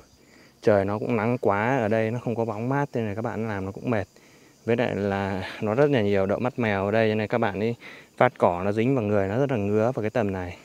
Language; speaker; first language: Vietnamese; native; Vietnamese